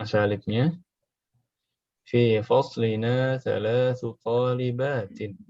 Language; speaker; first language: Arabic; non-native, fluent; Indonesian